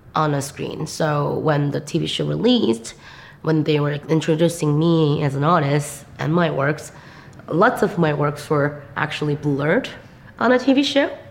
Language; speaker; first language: English; non-native, fluent; Korean